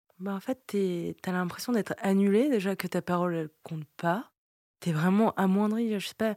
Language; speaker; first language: French; early bilingual, other home language; Vietnamese